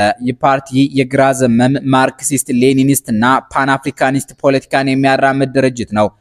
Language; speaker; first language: Amharic; native; Amharic